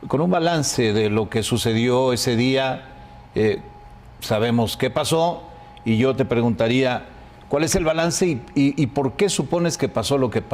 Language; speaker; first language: Spanish; native; Spanish